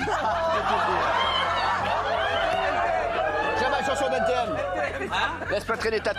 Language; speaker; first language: French; native; French